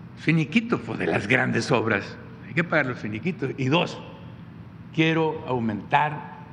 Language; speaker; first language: Spanish; native; Spanish